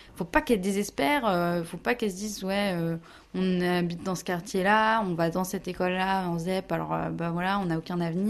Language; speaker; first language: French; native; French